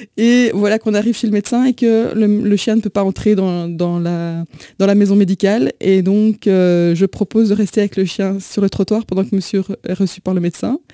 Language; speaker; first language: French; native; French